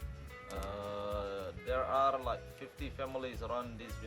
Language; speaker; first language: English; non-native, fluent; Sasak